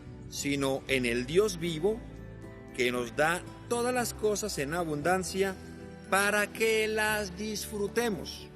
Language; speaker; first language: Spanish; native; Spanish